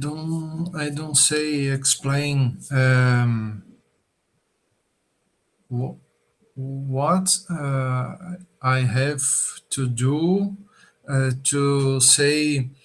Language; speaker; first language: English; non-native, learner; Portuguese